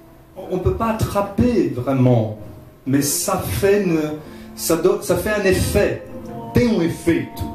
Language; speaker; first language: French; non-native, fluent; Portuguese